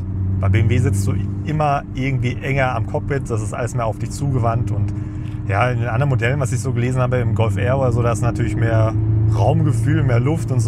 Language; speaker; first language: German; native; German